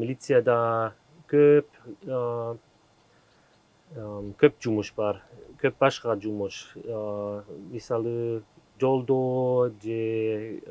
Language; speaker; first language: Kyrgyz; non-native, learner; German